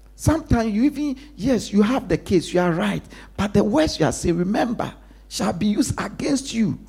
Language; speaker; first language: English; non-native, local second language; Akan